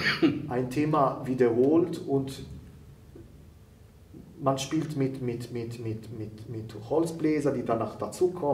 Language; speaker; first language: German; non-native, fluent; Italian